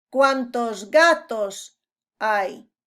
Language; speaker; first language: Spanish; non-native, fluent; English